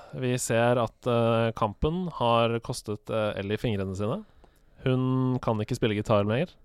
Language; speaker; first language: Norwegian; native; Norwegian